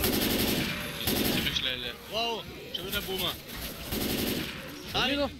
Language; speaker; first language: German; native; German